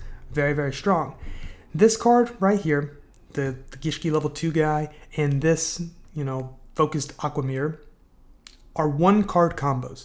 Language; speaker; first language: English; native; English